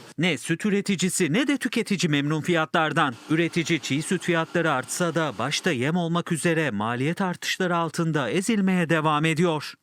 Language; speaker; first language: Turkish; native; Turkish